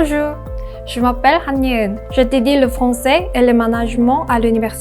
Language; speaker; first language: French; non-native, learner; Korean